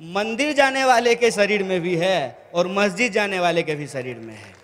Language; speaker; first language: Hindi; native; Hindi